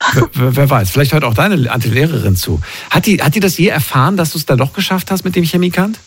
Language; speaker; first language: German; native; German